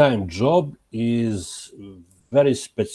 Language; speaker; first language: English; non-native, learner; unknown